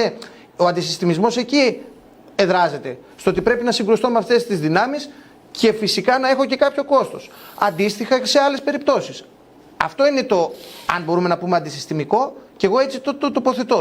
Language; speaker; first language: Greek; native; Greek